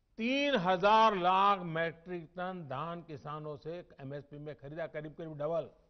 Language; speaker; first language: Hindi; non-native, local second language; Gujarati